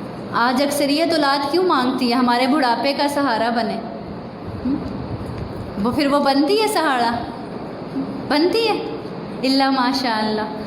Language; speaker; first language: Urdu; native; Urdu